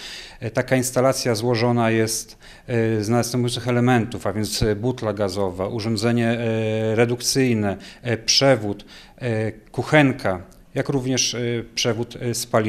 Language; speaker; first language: Polish; native; Polish